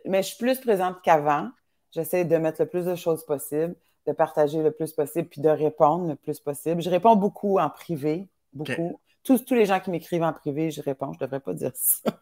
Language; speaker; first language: French; native; French